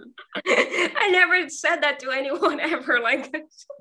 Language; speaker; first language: English; non-native, fluent; Morisyen